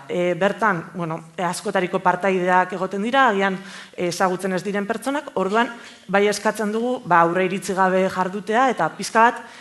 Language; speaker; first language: Basque; native; Basque